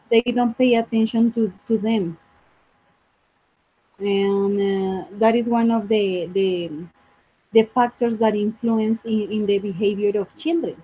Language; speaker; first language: English; non-native, fluent; Spanish